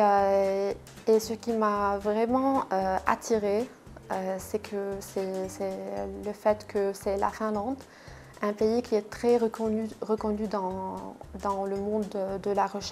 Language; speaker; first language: French; non-native, local second language; Arabic